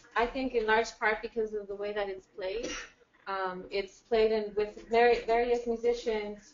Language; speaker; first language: English; native; English